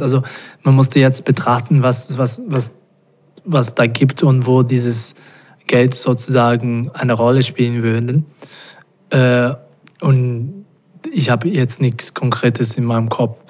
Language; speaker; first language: German; non-native, fluent; Portuguese